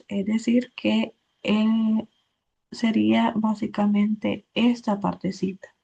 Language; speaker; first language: Spanish; native; Spanish